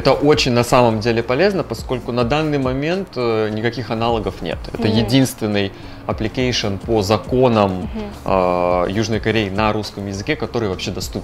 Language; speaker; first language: Russian; native; Russian